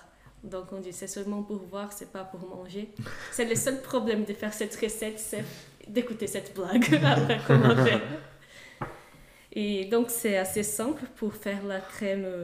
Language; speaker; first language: French; non-native, fluent; Portuguese